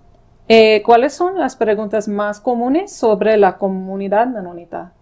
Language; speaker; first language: Spanish; non-native, fluent; English